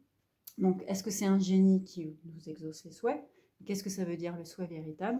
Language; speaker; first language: French; native; French